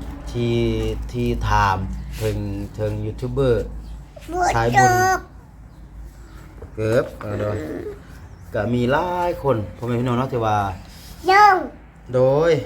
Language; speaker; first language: Thai; non-native, local second language; Lao